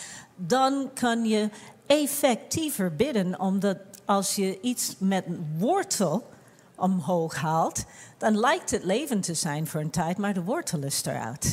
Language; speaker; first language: Dutch; non-native, fluent; English